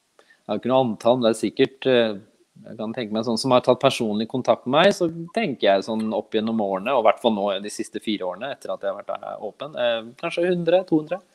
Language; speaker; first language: Norwegian; early bilingual, other home language; Urdu